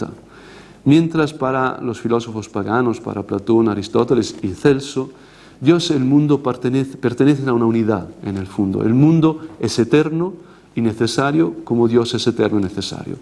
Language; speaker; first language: Spanish; non-native, fluent; Italian